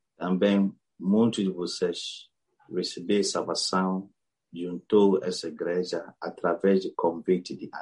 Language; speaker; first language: Portuguese; non-native, learner; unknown